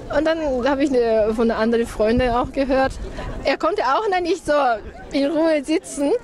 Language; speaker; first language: German; non-native, learner; Japanese